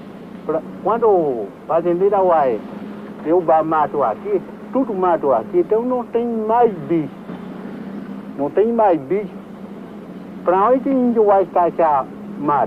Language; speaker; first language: Portuguese; non-native, local second language; Kayapó